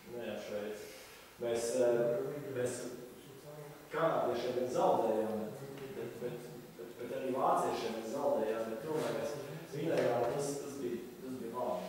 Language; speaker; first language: Latvian; early bilingual, heritage; Latvian